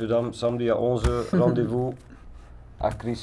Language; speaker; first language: French; non-native, learner; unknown